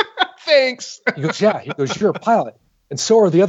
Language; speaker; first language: English; native; English